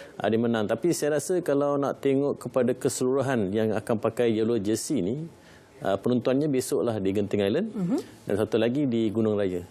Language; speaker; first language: Malay; non-native, local second language; Tamil